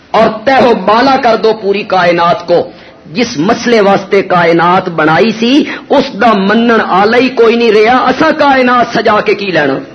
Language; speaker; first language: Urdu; non-native, local second language; Punjabi